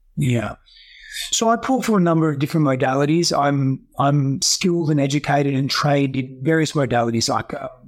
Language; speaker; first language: English; non-native, local second language; Greek